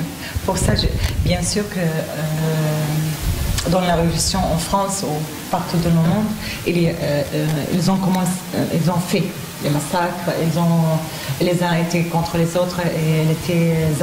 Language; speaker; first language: French; non-native, fluent; Arabic